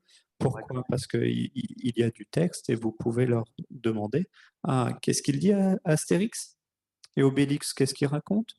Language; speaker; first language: French; native; French